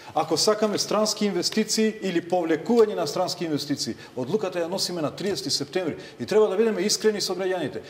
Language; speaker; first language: Macedonian; non-native, local second language; Albanian